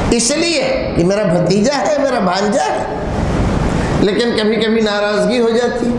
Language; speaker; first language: Urdu; native; Urdu